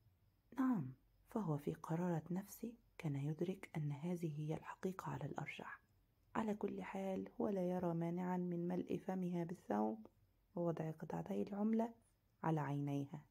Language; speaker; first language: Arabic; native; Arabic